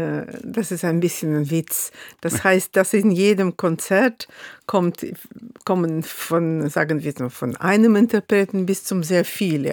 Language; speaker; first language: German; non-native, fluent; Russian